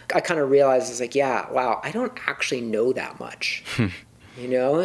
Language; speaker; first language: English; native; English